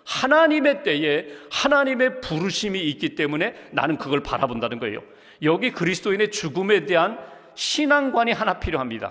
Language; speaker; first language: Korean; native; Korean